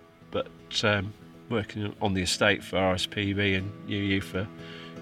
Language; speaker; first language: English; native; English